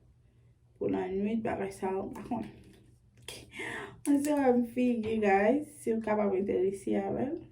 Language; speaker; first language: French; non-native, learner; Haitian Creole